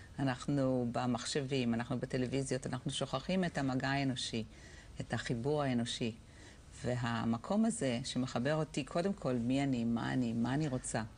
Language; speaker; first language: Hebrew; native; Hebrew